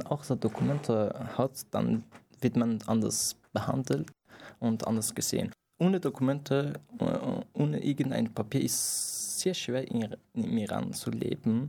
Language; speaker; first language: German; non-native, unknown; Persian